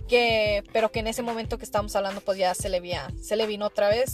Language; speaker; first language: Spanish; early bilingual, heritage; Spanish